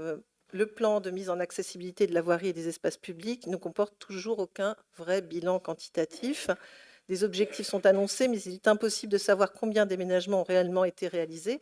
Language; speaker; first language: French; native; French